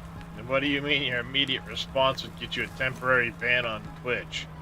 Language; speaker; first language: English; native; English